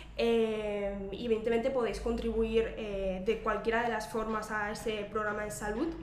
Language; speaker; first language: Spanish; native; Spanish